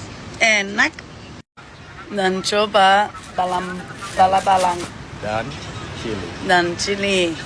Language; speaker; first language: Indonesian; non-native, learner; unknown